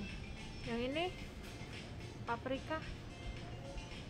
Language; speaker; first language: Indonesian; native; Indonesian